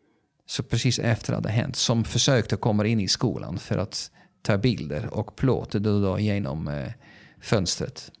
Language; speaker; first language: Swedish; non-native, fluent; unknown